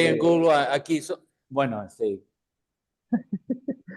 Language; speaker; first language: Spanish; non-native, fluent; English